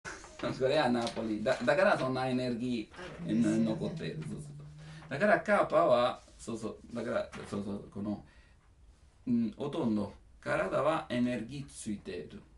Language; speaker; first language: Japanese; non-native, learner; Italian